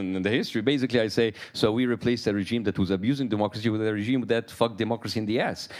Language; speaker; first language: English; non-native, fluent; Arabic